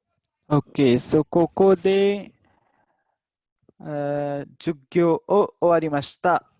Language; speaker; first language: Japanese; non-native, fluent; Hindi